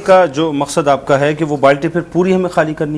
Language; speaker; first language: Urdu; native; Urdu